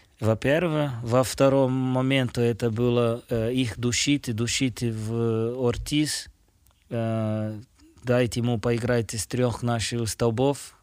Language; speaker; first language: Russian; non-native, fluent; Portuguese